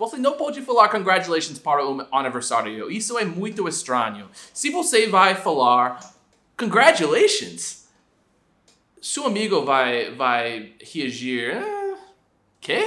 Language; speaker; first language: Portuguese; non-native, fluent; English